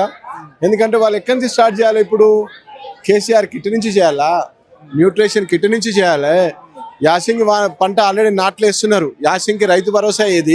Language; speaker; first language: Telugu; native; Telugu